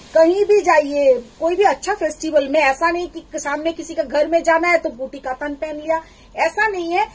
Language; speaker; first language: Hindi; non-native, local second language; Bangla